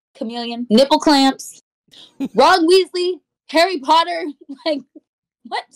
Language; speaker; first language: English; native; English